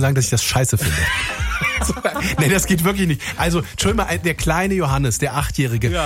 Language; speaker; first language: German; native; German